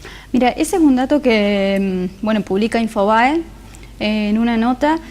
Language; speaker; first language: Spanish; native; Spanish